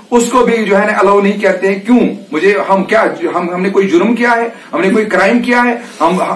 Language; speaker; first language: Hindi; non-native, local second language; Kashmiri